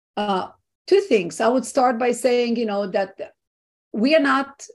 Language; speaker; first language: English; non-native, fluent; Hebrew